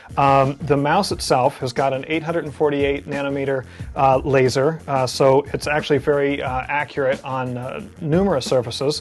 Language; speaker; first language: English; native; English